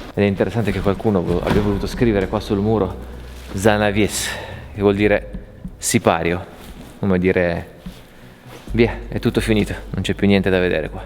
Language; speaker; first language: Italian; native; Italian